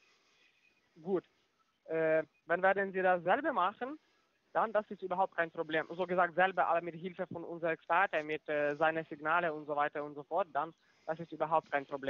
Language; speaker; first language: German; non-native, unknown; Russian